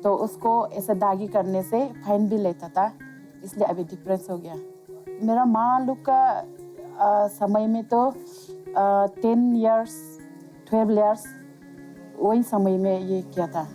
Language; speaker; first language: Hindi; non-native, local second language; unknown